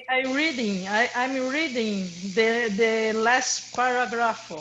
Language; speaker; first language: English; non-native, learner; Portuguese